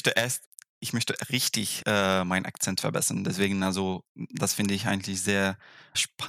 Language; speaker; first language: German; non-native, fluent; Arabic